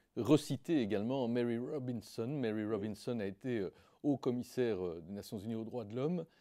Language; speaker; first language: French; native; French